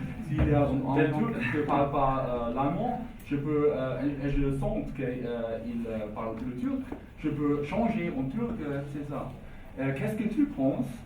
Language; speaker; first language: French; non-native, learner; German